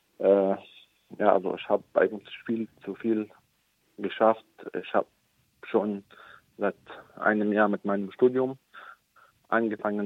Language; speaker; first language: German; non-native, fluent; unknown